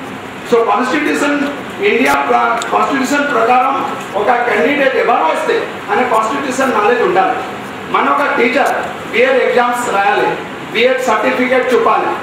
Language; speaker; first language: Telugu; non-native, local second language; Hindi